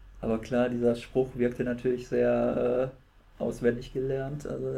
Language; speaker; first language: German; native; German